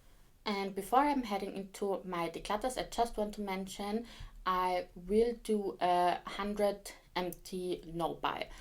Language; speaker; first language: English; non-native, fluent; German